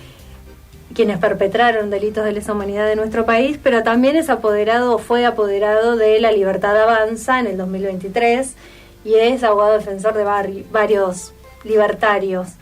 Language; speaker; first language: Spanish; native; Spanish